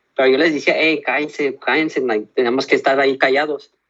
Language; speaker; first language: Spanish; early bilingual, heritage; Spanish